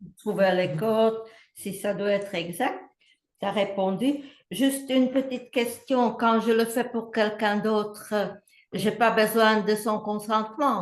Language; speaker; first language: French; non-native, fluent; Czech